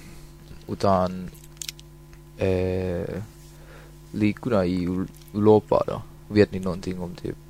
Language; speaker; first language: Swedish; non-native, fluent; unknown